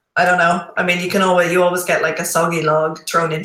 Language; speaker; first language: English; native; English